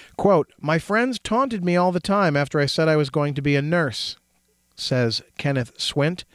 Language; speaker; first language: English; native; English